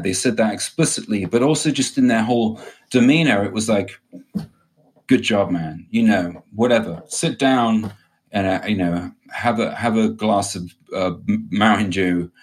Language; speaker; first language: English; native; English